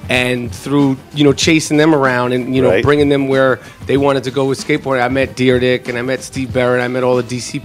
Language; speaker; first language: English; native; English